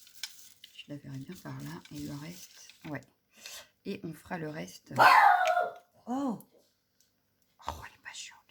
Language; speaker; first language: French; native; French